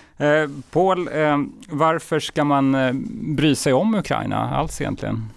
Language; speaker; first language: Swedish; native; Swedish